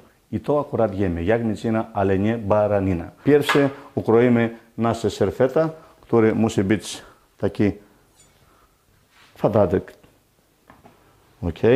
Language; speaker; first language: Polish; non-native, learner; Greek